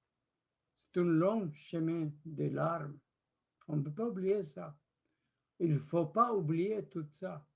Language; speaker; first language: French; non-native, fluent; Spanish